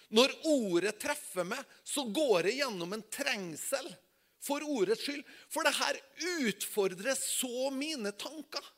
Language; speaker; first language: Norwegian; native; Norwegian